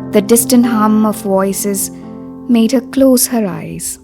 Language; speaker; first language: English; non-native, local second language; Malayalam